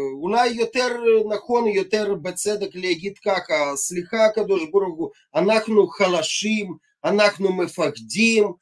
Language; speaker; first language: Hebrew; non-native, fluent; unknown